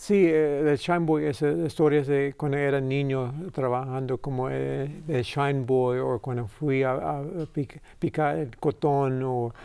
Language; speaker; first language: Spanish; early bilingual, heritage; English